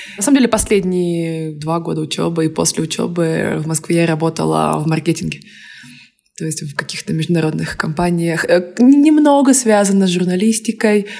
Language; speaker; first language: Russian; native; Russian